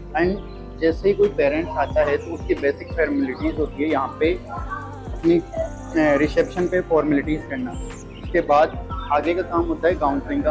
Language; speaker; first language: Hindi; native; Hindi